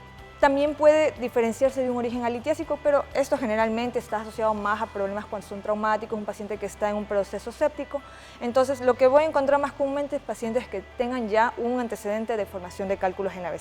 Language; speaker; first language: Spanish; native; Spanish